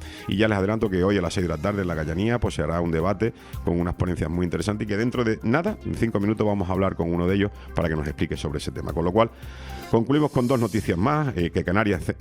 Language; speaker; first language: Spanish; native; Spanish